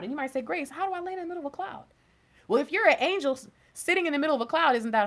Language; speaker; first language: English; native; English